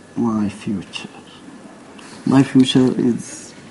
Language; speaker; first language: English; non-native, learner; Arabic